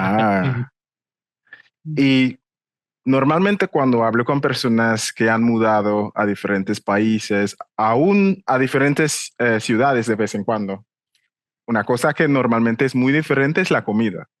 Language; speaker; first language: Spanish; non-native, fluent; English